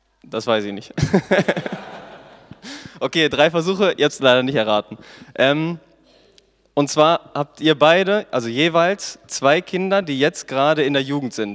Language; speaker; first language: German; native; German